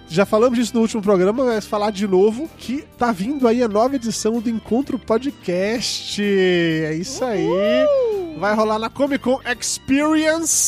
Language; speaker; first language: Portuguese; native; Portuguese